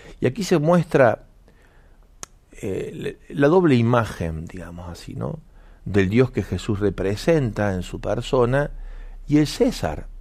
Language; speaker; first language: Spanish; native; Spanish